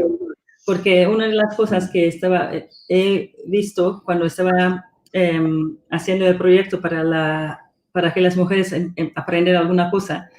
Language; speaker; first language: Spanish; non-native, fluent; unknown